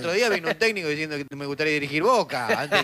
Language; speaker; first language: Spanish; native; Spanish